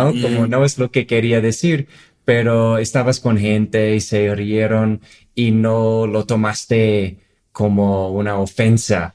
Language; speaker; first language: Spanish; non-native, fluent; English